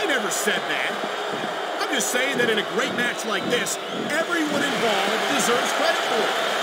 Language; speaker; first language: English; native; English